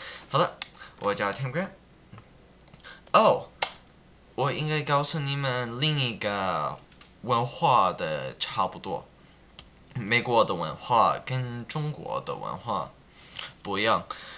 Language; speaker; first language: Chinese; non-native, learner; English